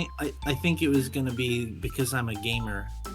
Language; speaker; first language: English; native; English